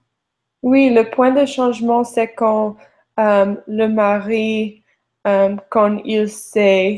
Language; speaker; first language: French; non-native, learner; English